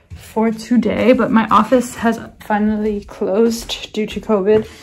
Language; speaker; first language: English; native; English